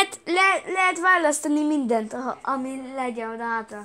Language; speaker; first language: Hungarian; early bilingual, heritage; Hungarian